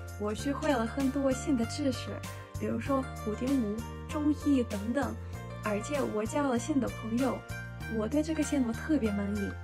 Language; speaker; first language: Chinese; non-native, learner; Russian